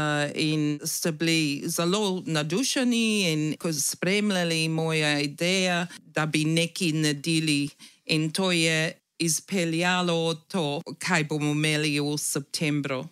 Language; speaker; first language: Slovenian; early bilingual, heritage; Slovenian